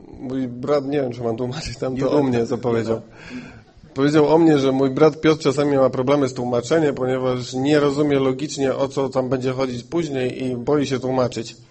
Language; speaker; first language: Polish; native; Polish